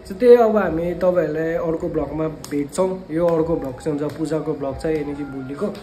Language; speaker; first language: Nepali; native; Nepali